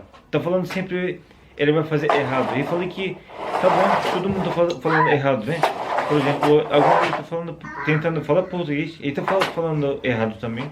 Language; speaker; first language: Portuguese; non-native, learner; Turkish